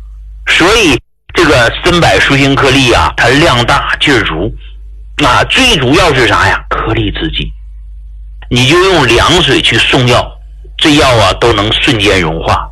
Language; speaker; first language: Chinese; native; Chinese